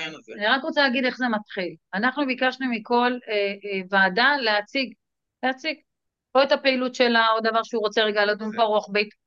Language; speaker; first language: Hebrew; native; Hebrew